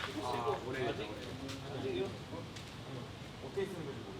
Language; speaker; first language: Korean; native; Korean